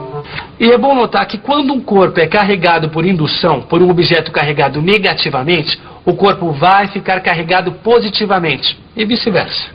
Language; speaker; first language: Portuguese; native; Portuguese